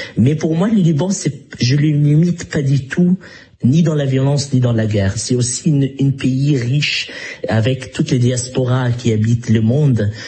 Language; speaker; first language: French; non-native, fluent; Arabic